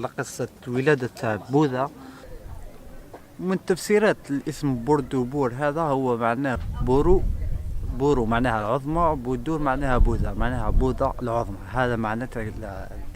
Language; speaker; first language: Arabic; native; Arabic